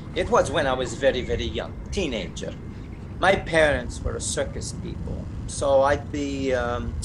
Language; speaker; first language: English; non-native, fluent; Russian